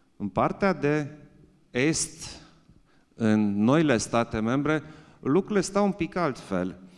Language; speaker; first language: Romanian; non-native, local second language; German